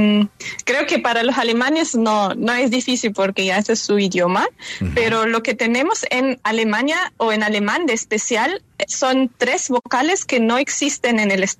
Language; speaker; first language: Spanish; non-native, fluent; German